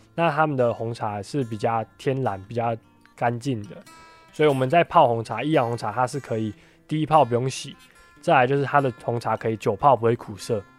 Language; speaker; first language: Chinese; native; Chinese